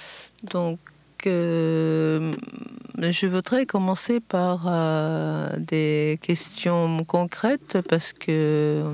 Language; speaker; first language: French; non-native, fluent; Japanese